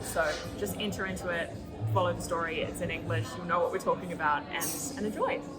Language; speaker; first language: English; native; English